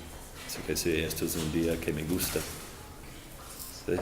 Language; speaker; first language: Spanish; non-native, fluent; English